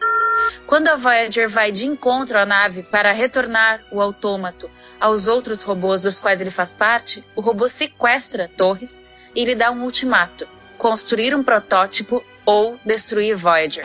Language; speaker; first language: Portuguese; native; Portuguese